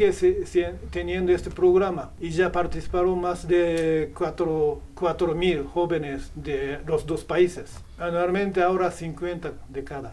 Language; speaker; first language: Spanish; non-native, fluent; Japanese